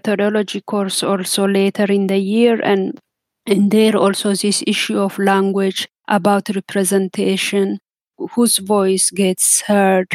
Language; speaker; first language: English; non-native, fluent; Amharic